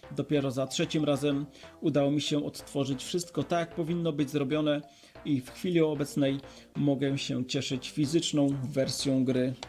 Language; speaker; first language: Polish; native; Polish